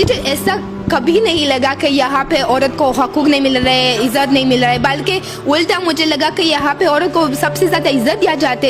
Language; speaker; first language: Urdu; non-native, learner; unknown